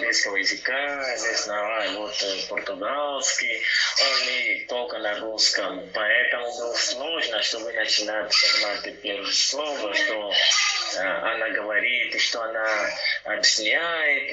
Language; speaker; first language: Russian; non-native, learner; Portuguese